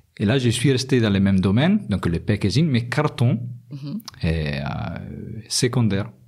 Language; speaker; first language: French; non-native, fluent; Italian